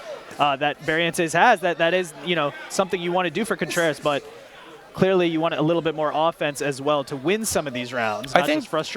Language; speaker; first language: English; native; English